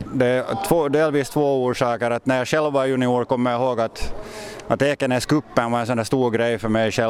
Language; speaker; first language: Swedish; native; Swedish